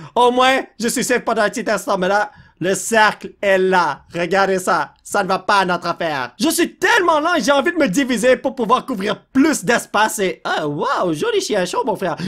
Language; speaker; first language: French; native; French